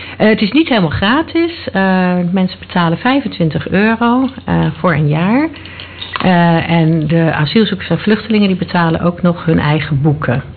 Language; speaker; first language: Dutch; native; Dutch